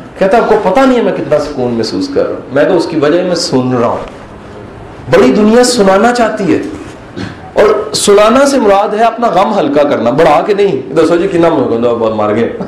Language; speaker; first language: Urdu; non-native, local second language; Punjabi